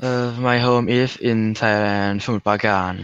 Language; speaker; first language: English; non-native, learner; Thai